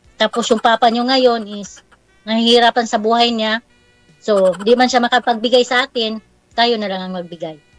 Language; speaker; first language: Filipino; non-native, local second language; Cebuano